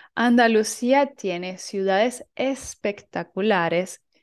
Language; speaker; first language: Spanish; native; Spanish